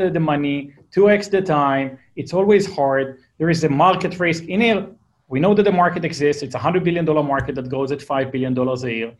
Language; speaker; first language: English; non-native, fluent; Hebrew